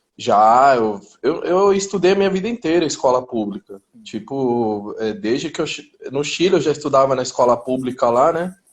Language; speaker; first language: Portuguese; early bilingual, other home language; Spanish